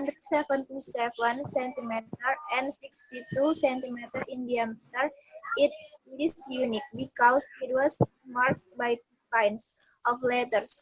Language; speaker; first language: English; non-native, learner; Indonesian